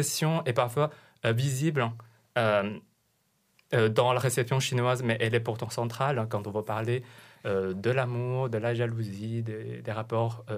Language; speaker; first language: French; non-native, fluent; Chinese